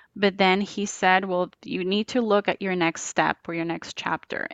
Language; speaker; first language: English; non-native, fluent; Spanish